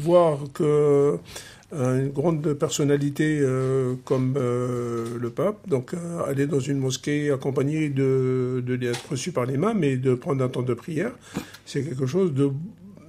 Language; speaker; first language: French; non-native, local second language; Arabic